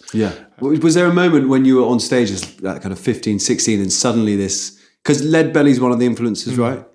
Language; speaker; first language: English; native; English